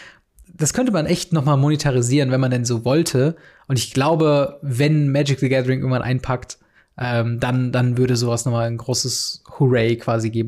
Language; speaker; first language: German; native; German